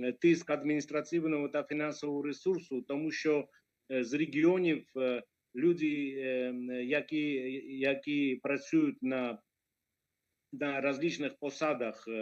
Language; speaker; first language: Ukrainian; non-native, fluent; Georgian